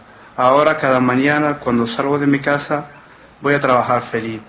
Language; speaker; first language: Spanish; non-native, fluent; Arabic